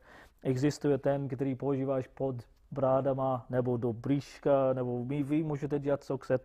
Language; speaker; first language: Czech; non-native, fluent; English